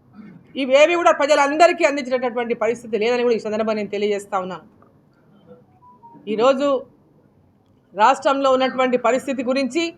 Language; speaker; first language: Telugu; native; Telugu